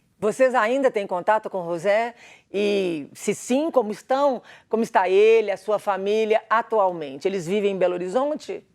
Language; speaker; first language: Portuguese; native; Portuguese